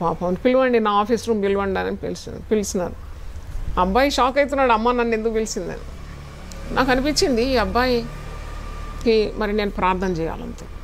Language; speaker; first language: Telugu; non-native, fluent; Malayalam